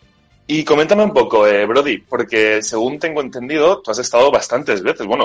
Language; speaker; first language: Spanish; native; Spanish